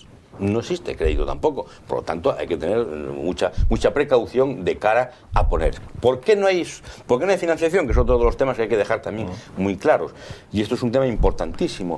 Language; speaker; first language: Spanish; native; Spanish